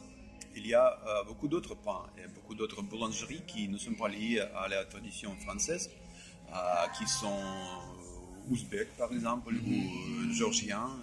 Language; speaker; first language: French; non-native, fluent; Russian